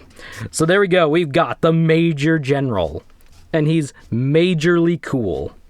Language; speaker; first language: English; native; English